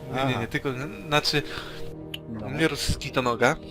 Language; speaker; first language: Polish; native; Polish